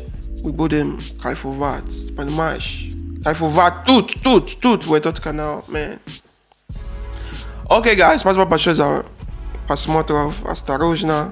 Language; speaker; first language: Russian; non-native, learner; Arabic